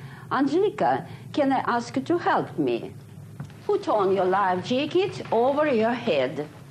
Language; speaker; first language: English; non-native, fluent; Russian